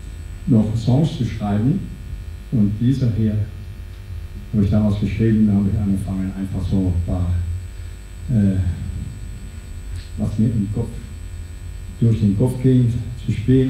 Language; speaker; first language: German; non-native, fluent; Dutch